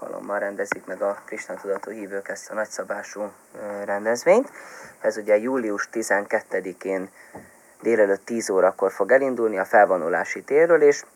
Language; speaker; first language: Hungarian; native; Hungarian